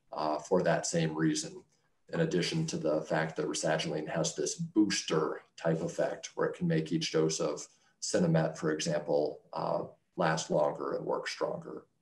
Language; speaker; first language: English; native; English